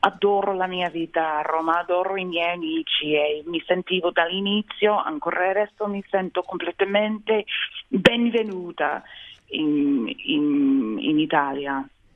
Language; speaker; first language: Italian; non-native, fluent; English